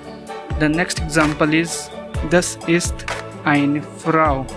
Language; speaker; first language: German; non-native, learner; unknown